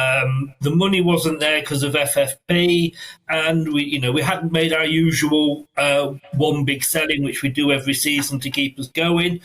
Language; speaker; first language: English; native; English